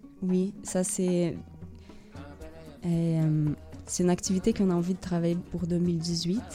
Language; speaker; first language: French; non-native, fluent; Portuguese